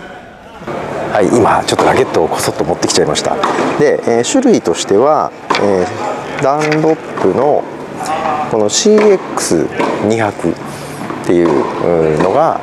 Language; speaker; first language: Japanese; native; Japanese